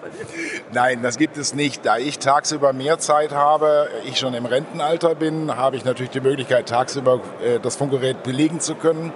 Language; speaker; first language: German; native; German